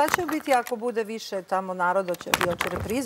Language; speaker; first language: Serbian; native; Serbian